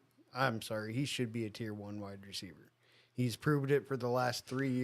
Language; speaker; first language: English; native; English